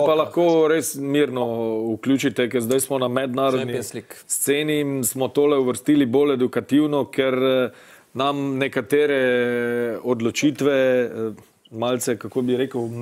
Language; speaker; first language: Slovenian; native; Slovenian